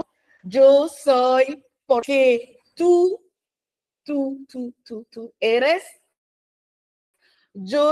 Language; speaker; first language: Spanish; non-native, fluent; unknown